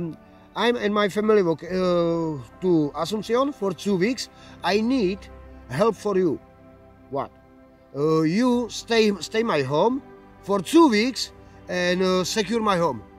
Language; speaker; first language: English; non-native, learner; Slovak